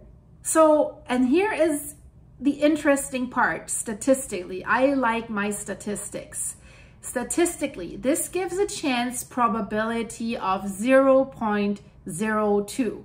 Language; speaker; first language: English; non-native, fluent; German